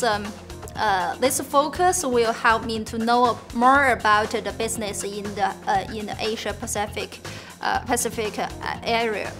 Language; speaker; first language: English; non-native, fluent; Chinese